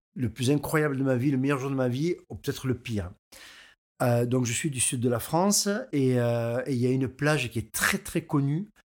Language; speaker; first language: French; native; French